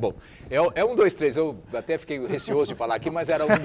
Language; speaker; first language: Portuguese; native; Portuguese